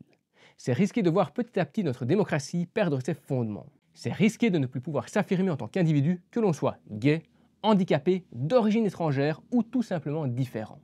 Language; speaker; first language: French; native; French